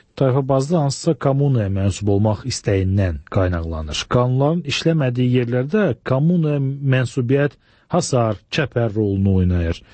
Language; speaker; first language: Azerbaijani; native; Azerbaijani